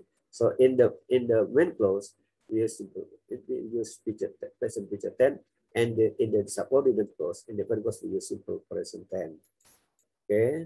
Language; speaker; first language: English; non-native, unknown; Indonesian